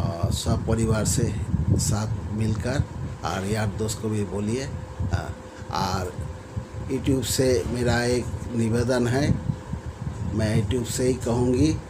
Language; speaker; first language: Hindi; non-native, local second language; Bangla